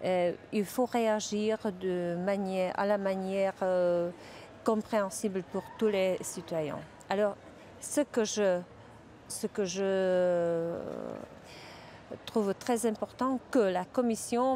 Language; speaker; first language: French; non-native, fluent; Czech